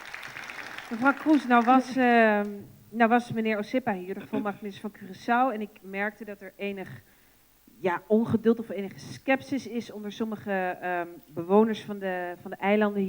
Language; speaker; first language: Dutch; native; Dutch